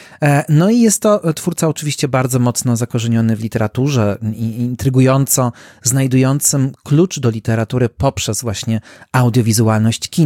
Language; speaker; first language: Polish; native; Polish